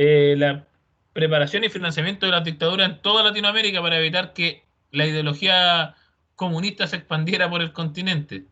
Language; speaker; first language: Spanish; native; Spanish